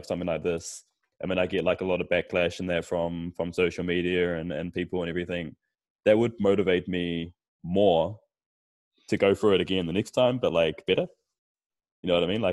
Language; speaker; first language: English; native; English